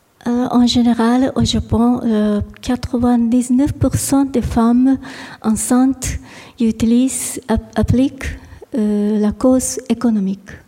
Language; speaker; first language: French; non-native, fluent; Japanese